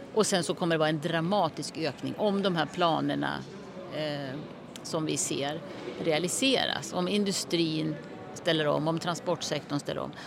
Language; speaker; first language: Swedish; native; Swedish